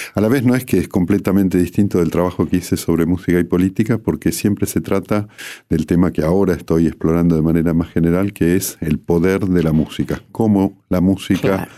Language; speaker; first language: Spanish; native; Spanish